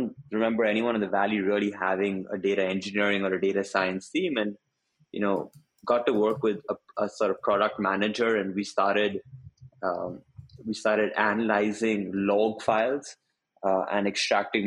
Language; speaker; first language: English; non-native, local second language; Hindi